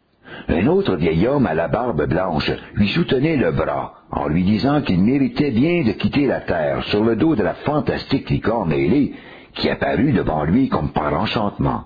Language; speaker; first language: French; native; French